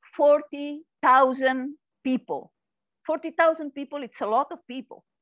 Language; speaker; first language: English; non-native, learner; Italian